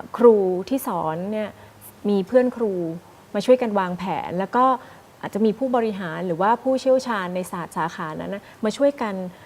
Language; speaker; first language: Thai; native; Thai